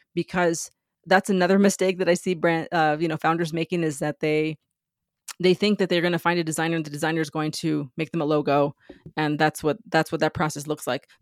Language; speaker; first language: English; native; English